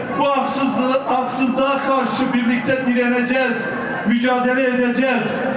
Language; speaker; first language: Turkish; non-native, local second language; Kurdish